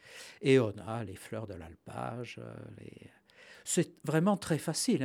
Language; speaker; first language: French; native; French